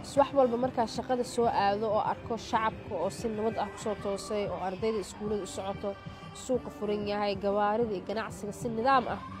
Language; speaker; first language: Somali; early bilingual, heritage; Somali